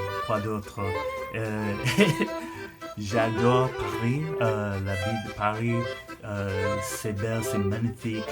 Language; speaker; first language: French; non-native, learner; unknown